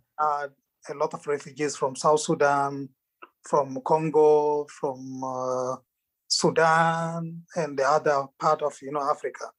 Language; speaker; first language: English; non-native, fluent; Arabic